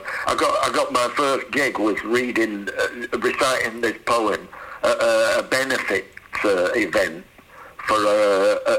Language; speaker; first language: English; native; English